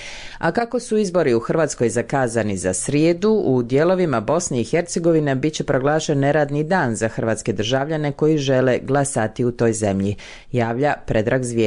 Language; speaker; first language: Croatian; native; Croatian